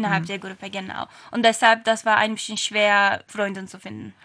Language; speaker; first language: German; non-native, learner; Turkish